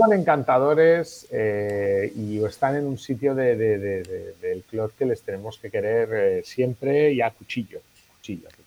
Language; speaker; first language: Spanish; non-native, local second language; Catalan